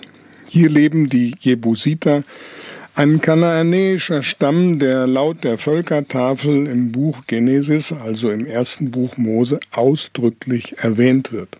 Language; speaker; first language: German; native; German